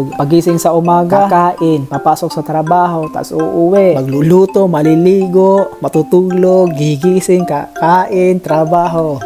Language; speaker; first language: Filipino; native; Filipino